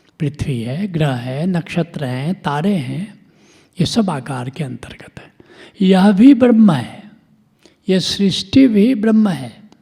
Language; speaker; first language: Hindi; non-native, local second language; Bhojpuri